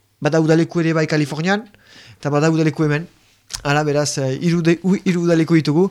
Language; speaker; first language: Basque; native; Basque